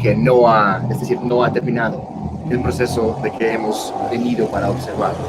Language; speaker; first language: Spanish; non-native, fluent; English